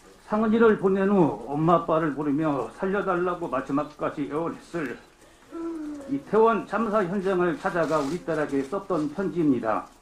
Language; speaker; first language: Korean; native; Korean